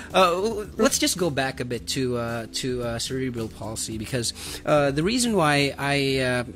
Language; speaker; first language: English; non-native, local second language; Waray